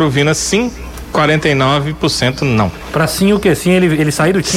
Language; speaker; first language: Portuguese; native; Portuguese